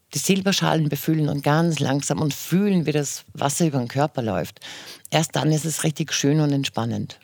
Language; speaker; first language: German; native; German